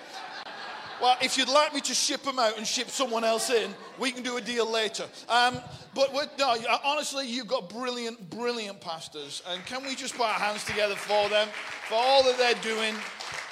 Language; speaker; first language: English; native; English